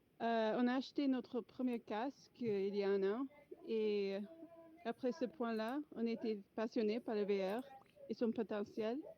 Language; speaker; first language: French; non-native, fluent; English